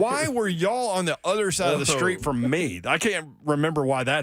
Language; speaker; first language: English; native; English